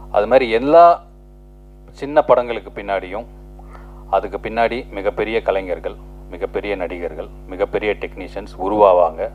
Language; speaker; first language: Tamil; native; Tamil